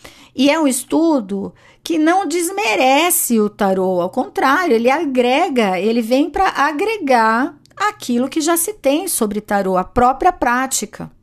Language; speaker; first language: Portuguese; native; Portuguese